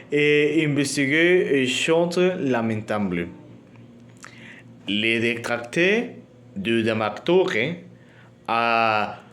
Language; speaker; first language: French; non-native, learner; Spanish